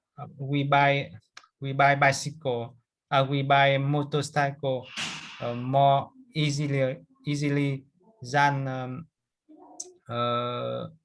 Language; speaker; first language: English; non-native, learner; Vietnamese